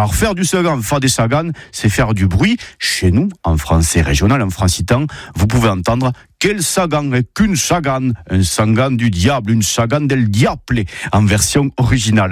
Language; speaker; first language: French; native; French